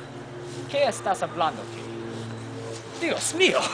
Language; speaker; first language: Spanish; non-native, learner; English